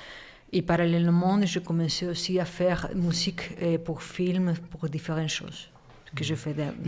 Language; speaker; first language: French; non-native, learner; Spanish